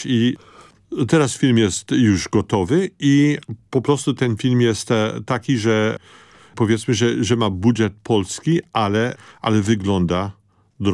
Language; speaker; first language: Polish; early bilingual, heritage; Polish